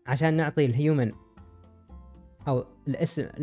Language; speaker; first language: Arabic; native; Arabic